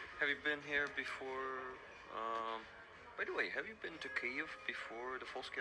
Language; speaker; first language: English; non-native, fluent; Ukrainian